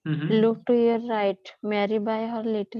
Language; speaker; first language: English; non-native, learner; Hindi